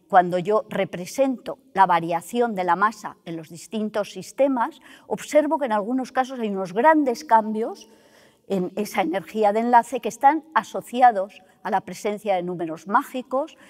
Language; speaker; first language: Spanish; native; Spanish